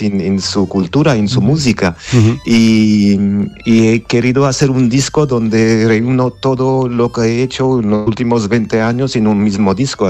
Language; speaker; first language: Spanish; non-native, fluent; Armenian